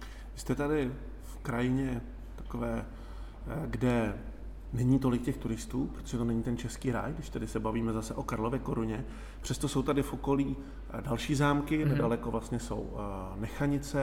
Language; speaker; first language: Czech; native; Czech